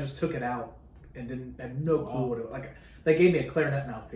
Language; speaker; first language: English; native; English